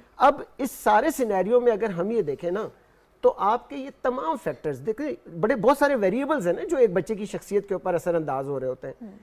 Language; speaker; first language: Urdu; non-native, local second language; Northern Hindko